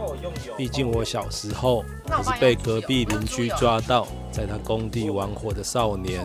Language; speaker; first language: Chinese; native; Chinese